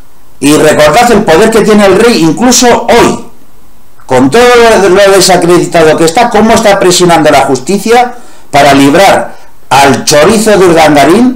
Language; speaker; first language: Spanish; native; Spanish